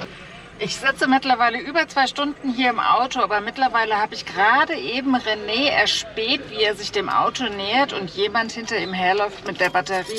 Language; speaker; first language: German; native; German